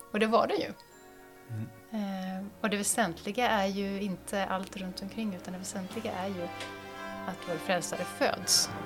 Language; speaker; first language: Swedish; native; Swedish